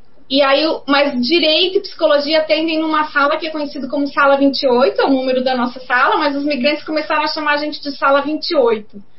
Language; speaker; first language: Portuguese; native; Portuguese